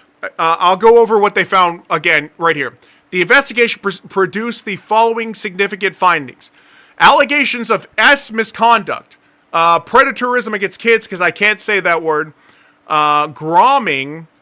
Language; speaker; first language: English; native; English